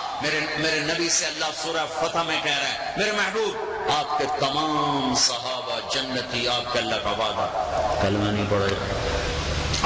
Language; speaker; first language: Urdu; non-native, local second language; Punjabi